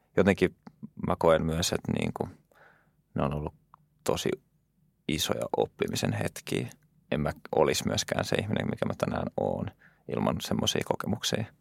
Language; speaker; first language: Finnish; early bilingual, other home language; French